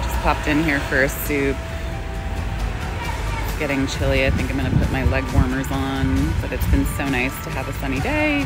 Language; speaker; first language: English; native; English